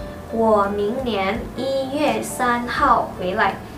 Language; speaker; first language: Chinese; non-native, fluent; Indonesian